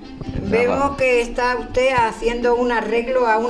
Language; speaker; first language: Spanish; native; Spanish